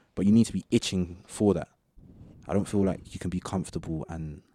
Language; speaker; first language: English; native; English